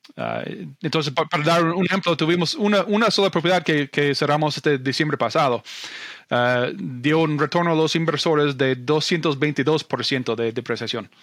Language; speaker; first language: Spanish; non-native, fluent; English